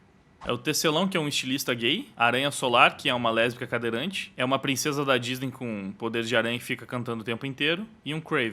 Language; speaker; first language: Portuguese; native; Portuguese